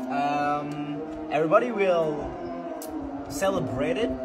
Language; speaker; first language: English; non-native, fluent; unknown